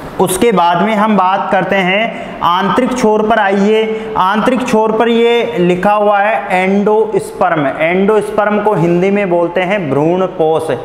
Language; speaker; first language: Hindi; native; Hindi